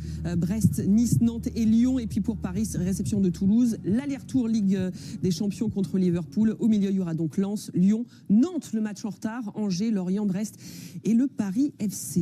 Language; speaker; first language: French; native; French